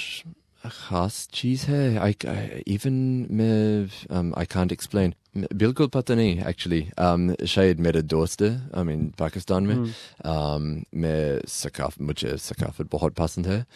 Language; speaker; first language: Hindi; non-native, learner; English